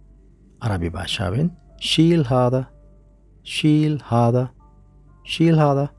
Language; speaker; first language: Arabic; non-native, fluent; Sinhala